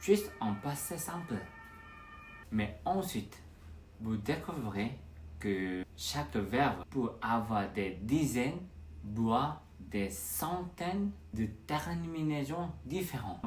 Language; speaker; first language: French; non-native, fluent; Korean